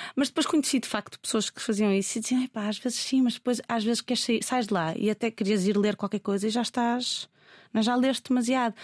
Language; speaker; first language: Portuguese; native; Portuguese